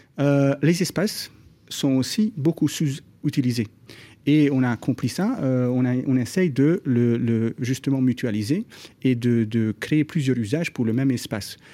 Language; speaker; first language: French; non-native, fluent; Hungarian